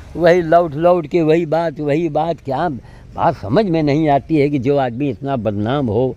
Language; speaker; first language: Hindi; native; Hindi